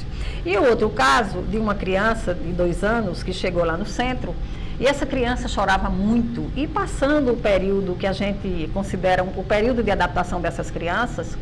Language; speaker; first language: Portuguese; native; Portuguese